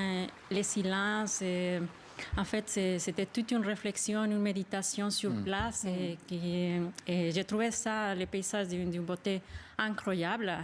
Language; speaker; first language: French; non-native, fluent; Spanish